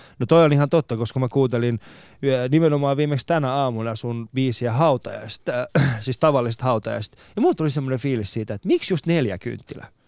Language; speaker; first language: Finnish; early bilingual, other home language; Persian